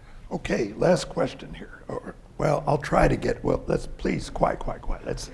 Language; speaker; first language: English; native; English